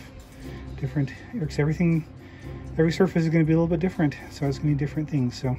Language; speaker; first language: English; native; English